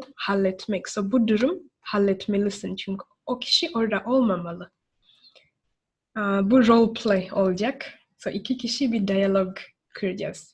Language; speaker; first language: Turkish; non-native, learner; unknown